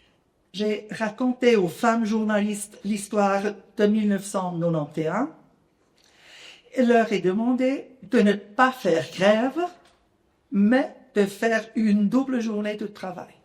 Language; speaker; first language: French; non-native, local second language; German